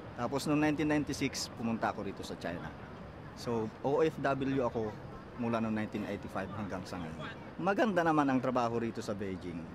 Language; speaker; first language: Filipino; non-native, local second language; Iloko